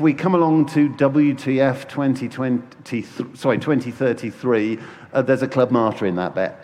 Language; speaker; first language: English; native; English